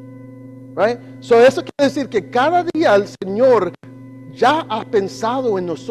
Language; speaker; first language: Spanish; non-native, learner; English